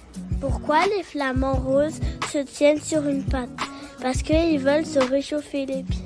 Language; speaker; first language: French; non-native, learner; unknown